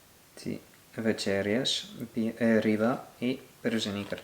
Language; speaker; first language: Bulgarian; non-native, learner; French